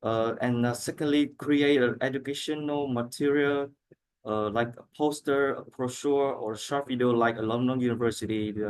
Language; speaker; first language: English; non-native, learner; Vietnamese